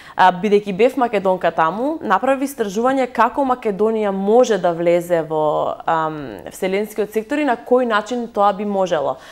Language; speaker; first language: Macedonian; native; Macedonian